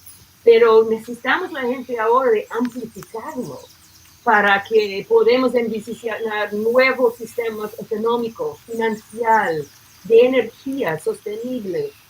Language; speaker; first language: Spanish; non-native, fluent; English